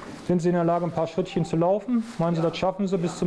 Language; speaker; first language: German; native; German